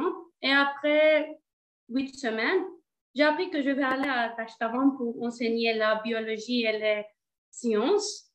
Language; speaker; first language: French; non-native, learner; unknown